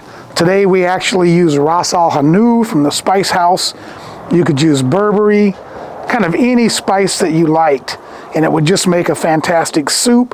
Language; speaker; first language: English; native; English